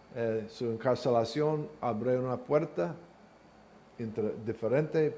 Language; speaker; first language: Spanish; non-native, learner; English